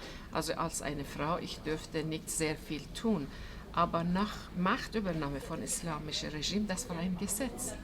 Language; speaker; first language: German; non-native, fluent; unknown